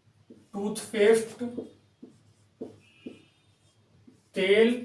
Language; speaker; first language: Hindi; native; Hindi